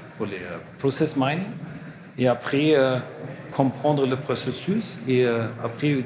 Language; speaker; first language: French; non-native, learner; German